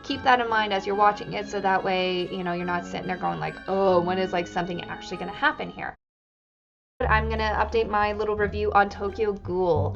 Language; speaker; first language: English; native; English